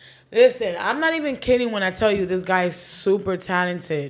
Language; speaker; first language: English; early bilingual, other home language; Spanish